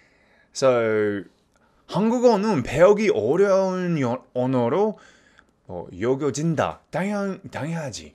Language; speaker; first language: Korean; non-native, fluent; English